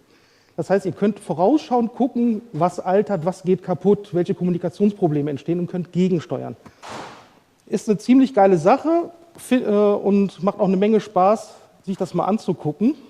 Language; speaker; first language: German; native; German